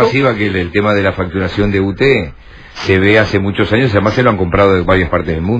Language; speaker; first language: Spanish; native; Spanish